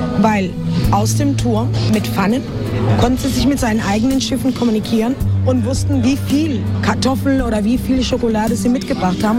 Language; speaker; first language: German; non-native, fluent; Spanish